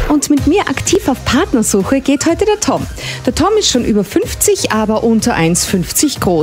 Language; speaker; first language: German; native; German